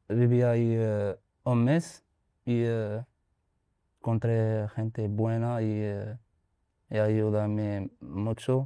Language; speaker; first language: Spanish; non-native, learner; Arabic